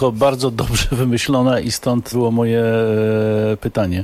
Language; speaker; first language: Polish; native; Polish